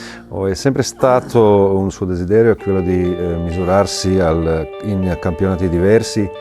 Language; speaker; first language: Italian; non-native, fluent; Slovenian